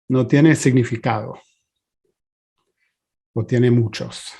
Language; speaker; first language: Spanish; non-native, fluent; English